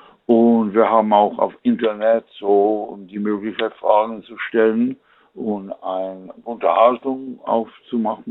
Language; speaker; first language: German; non-native, fluent; English